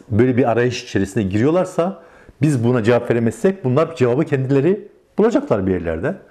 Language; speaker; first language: Turkish; native; Turkish